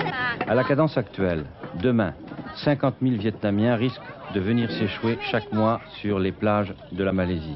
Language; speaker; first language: French; native; French